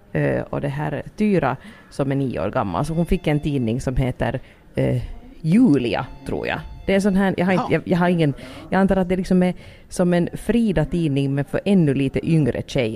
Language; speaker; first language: Swedish; native; Swedish